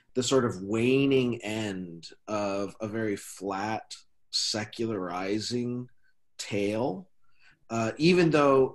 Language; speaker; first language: English; native; English